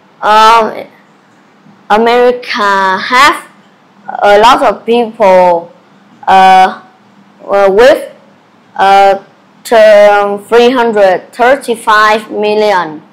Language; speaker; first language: English; non-native, learner; Vietnamese